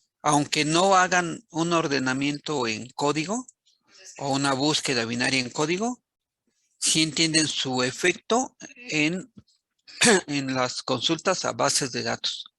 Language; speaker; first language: Spanish; native; Spanish